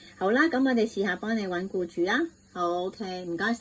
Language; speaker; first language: Cantonese; native; Cantonese